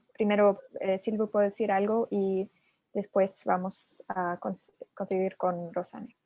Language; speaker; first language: Spanish; non-native, fluent; German